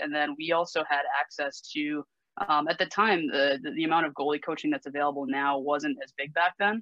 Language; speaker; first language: English; native; English